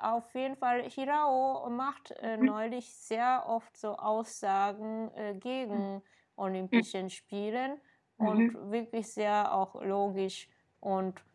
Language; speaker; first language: German; non-native, fluent; Japanese